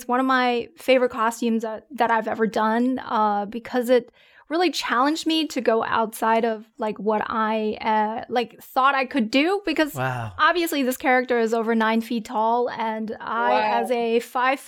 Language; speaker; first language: English; non-native, fluent; Chinese